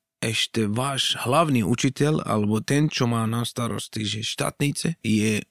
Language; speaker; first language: Slovak; non-native, fluent; Arabic